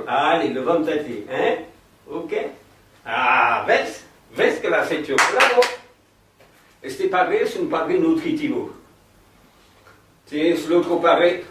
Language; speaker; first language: Spanish; non-native, fluent; French